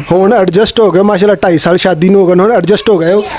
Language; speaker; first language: Punjabi; native; Punjabi